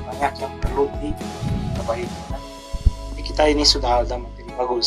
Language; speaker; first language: Indonesian; non-native, learner; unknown